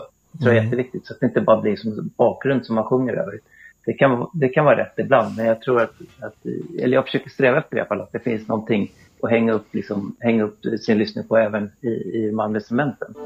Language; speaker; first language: Swedish; native; Swedish